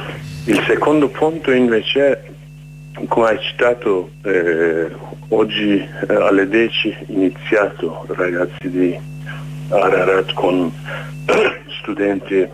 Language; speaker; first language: Italian; non-native, learner; Kurdish